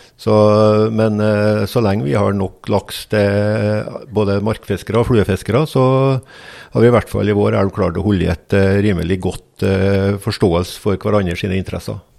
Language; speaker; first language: Norwegian; native; Norwegian